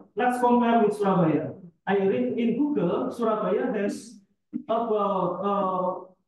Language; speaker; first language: English; non-native, fluent; Indonesian